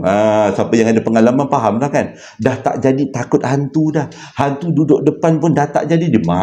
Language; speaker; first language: Malay; native; Malay